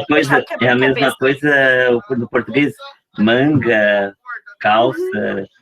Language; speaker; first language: Portuguese; native; Portuguese